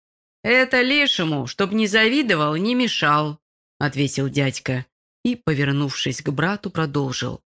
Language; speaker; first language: Russian; native; Russian